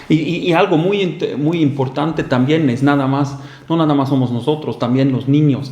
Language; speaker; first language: Spanish; non-native, fluent; German